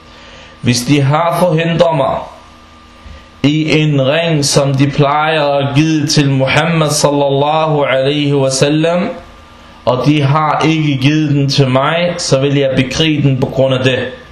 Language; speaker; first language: Danish; non-native, fluent; Arabic